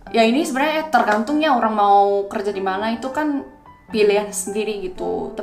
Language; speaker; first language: Indonesian; non-native, fluent; Korean